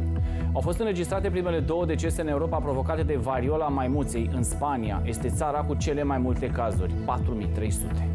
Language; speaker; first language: Romanian; native; Romanian